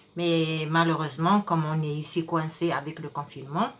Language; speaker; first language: French; non-native, local second language; Arabic